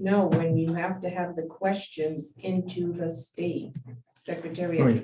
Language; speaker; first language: English; native; English